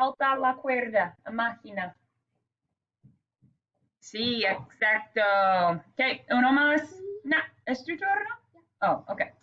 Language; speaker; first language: Spanish; non-native, fluent; English